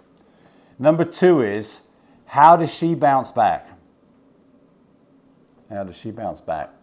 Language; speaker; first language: English; native; English